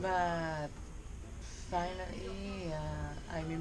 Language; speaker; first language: English; non-native, learner; Spanish